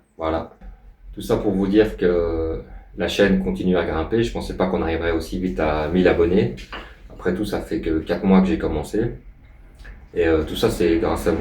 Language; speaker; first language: French; native; French